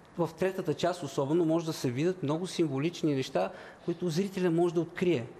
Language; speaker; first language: Bulgarian; native; Bulgarian